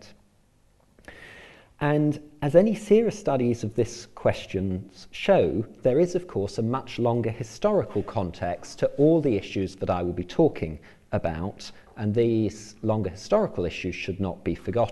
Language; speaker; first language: English; native; English